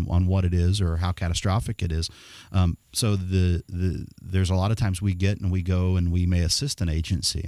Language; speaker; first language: English; native; English